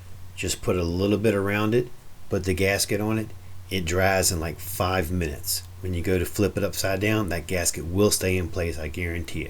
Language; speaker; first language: English; native; English